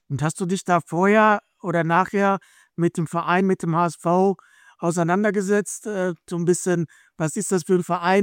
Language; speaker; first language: German; native; German